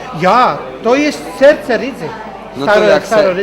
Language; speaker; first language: Polish; non-native, learner; Latvian